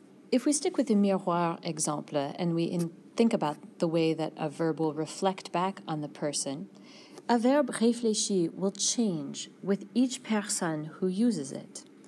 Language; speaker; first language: English; native; English